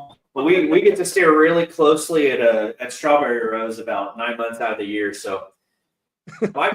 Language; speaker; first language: English; native; English